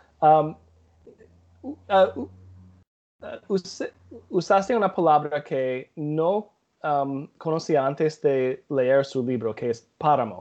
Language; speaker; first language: Spanish; non-native, learner; English